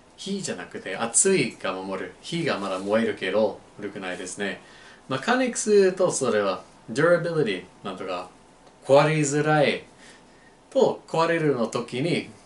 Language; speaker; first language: Japanese; non-native, learner; English